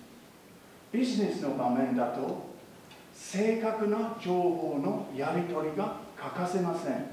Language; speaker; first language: Japanese; non-native, fluent; English